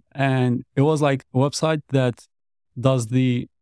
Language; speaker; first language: English; non-native, fluent; Arabic